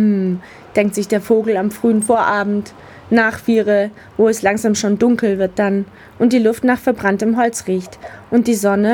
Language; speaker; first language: German; native; German